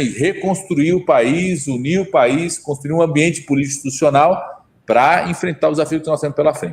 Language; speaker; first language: Portuguese; native; Portuguese